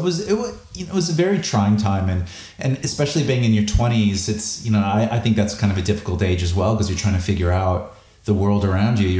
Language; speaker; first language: English; native; English